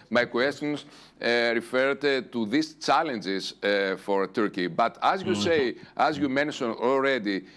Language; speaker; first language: English; non-native, fluent; Greek